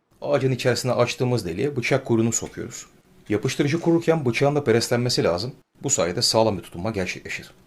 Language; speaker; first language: Turkish; native; Turkish